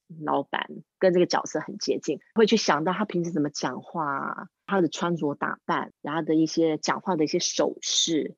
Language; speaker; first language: Chinese; non-native, local second language; English